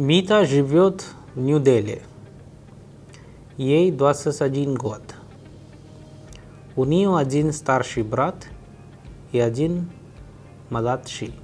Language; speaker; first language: Russian; non-native, fluent; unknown